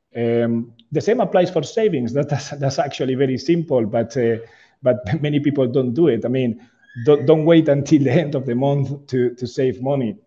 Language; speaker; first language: English; non-native, fluent; Spanish